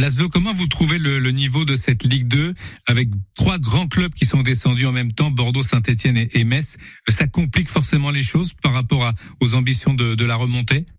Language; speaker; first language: French; native; French